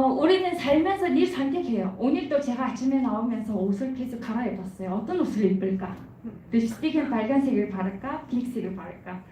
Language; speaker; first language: Korean; non-native, fluent; Mongolian